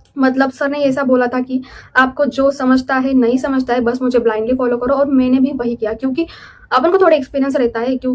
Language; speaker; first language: Hindi; non-native, local second language; Marathi